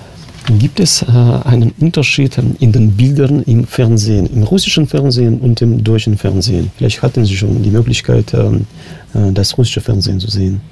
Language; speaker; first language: German; non-native, fluent; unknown